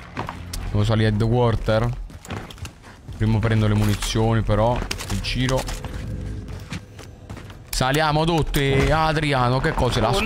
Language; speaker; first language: Italian; native; Italian